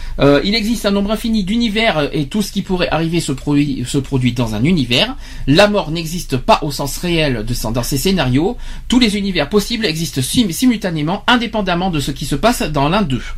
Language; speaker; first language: French; native; French